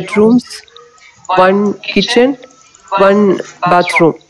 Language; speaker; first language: English; non-native, local second language; Hindi